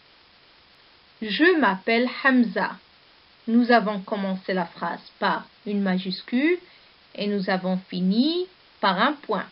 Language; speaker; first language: French; non-native, local second language; Arabic